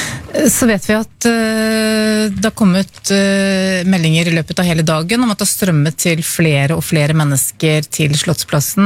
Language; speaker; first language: Norwegian; native; Norwegian